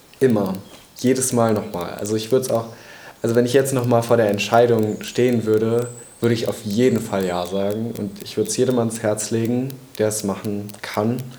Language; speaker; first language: German; native; German